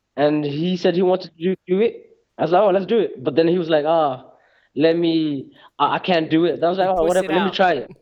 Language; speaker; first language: English; native; English